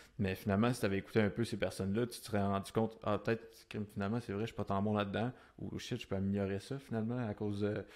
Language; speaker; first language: French; native; French